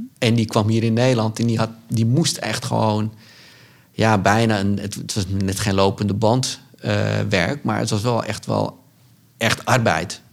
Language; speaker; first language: Dutch; early bilingual, other home language; Sranan Tongo